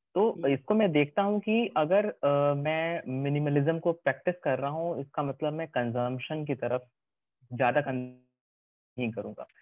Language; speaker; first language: Hindi; native; Hindi